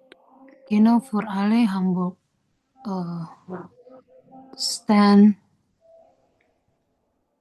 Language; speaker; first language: German; non-native, learner; Indonesian